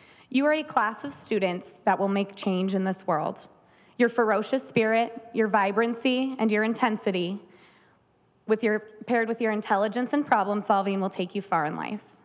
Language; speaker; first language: English; native; English